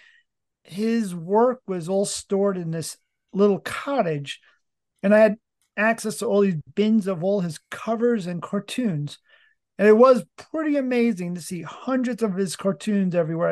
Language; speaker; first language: English; native; English